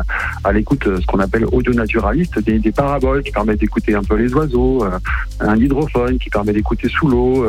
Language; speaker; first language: French; native; French